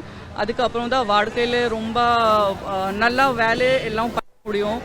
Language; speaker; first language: Tamil; non-native, fluent; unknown